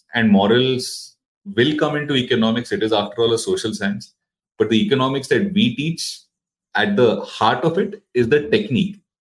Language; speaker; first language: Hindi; non-native, local second language; Marathi